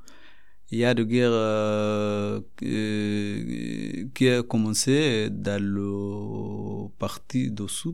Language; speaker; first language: French; non-native, learner; Arabic